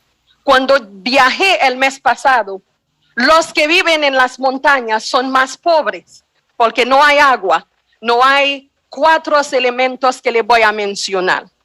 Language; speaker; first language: Spanish; non-native, fluent; Haitian Creole